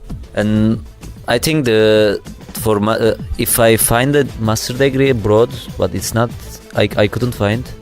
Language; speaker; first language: English; non-native, learner; Turkish